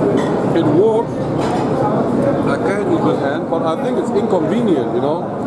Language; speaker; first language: English; non-native, fluent; German